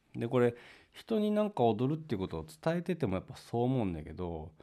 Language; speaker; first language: Japanese; native; Japanese